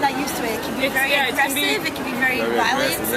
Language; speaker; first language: English; non-native, fluent; Hebrew